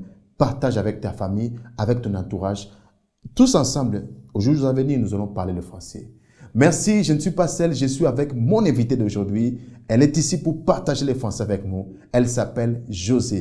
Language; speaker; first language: French; non-native, fluent; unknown